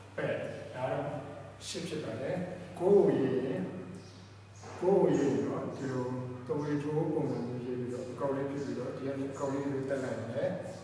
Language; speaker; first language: Burmese; native; Burmese